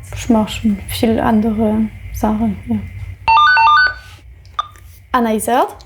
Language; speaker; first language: German; non-native, fluent; French